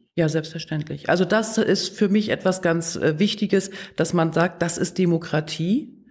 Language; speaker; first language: German; native; German